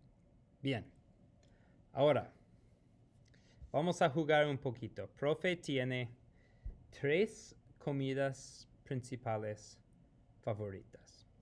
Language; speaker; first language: Spanish; non-native, fluent; English